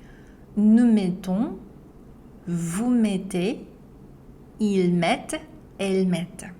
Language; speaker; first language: French; non-native, fluent; Korean